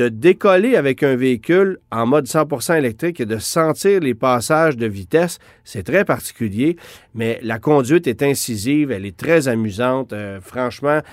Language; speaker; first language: French; native; French